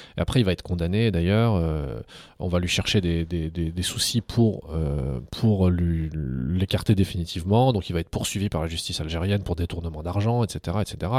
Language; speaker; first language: French; early bilingual, other home language; Arabic